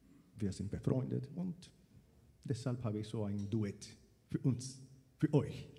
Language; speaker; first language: German; non-native, fluent; Spanish